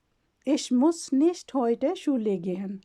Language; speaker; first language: German; non-native, learner; Urdu